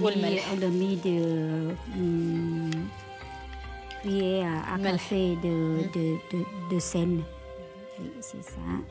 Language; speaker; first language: French; non-native, learner; Vietnamese